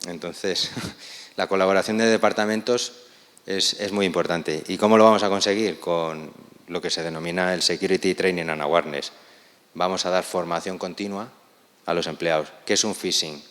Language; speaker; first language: Spanish; native; Spanish